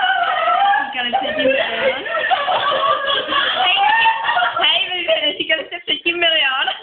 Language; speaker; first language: Czech; native; Czech